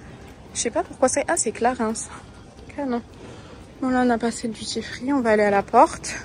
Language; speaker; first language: French; native; French